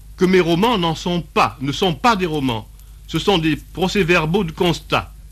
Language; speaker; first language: French; native; French